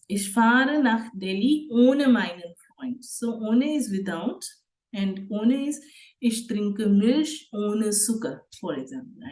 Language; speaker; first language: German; non-native, fluent; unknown